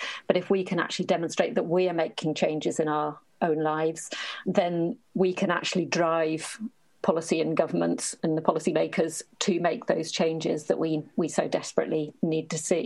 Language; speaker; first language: English; native; English